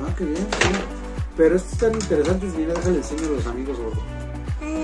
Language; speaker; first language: Spanish; native; Spanish